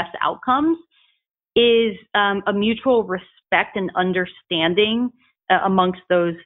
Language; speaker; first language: English; native; English